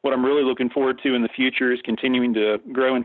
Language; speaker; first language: English; native; English